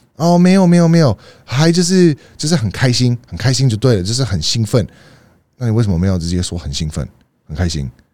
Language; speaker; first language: Chinese; non-native, fluent; English